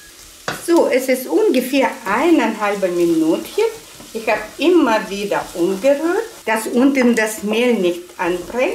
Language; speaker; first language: German; non-native, fluent; Russian